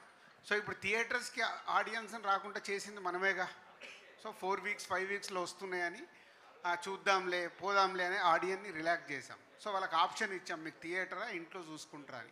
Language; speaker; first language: Telugu; native; Telugu